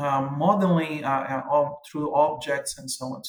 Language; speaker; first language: English; non-native, fluent; Portuguese